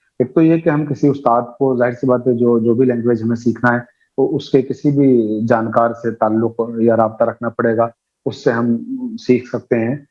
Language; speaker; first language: Urdu; native; Urdu